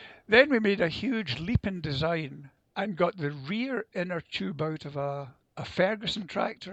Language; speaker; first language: English; native; English